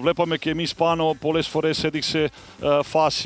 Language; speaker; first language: Greek; non-native, fluent; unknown